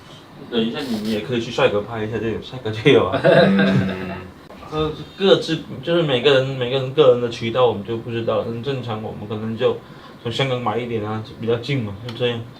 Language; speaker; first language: Chinese; native; Chinese